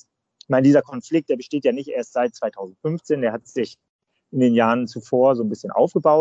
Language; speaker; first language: German; native; German